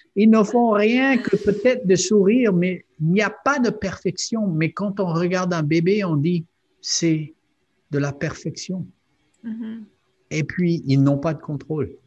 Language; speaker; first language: French; non-native, fluent; English